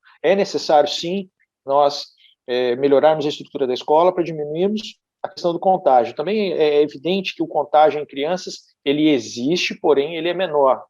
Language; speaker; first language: Portuguese; native; Portuguese